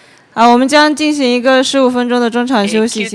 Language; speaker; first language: Chinese; native; Chinese